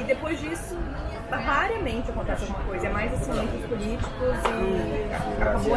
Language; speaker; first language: Portuguese; early bilingual, heritage; Portuguese